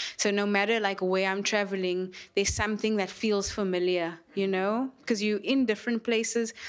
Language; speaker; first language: English; native; English